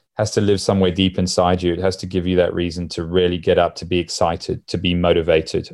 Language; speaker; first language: English; native; English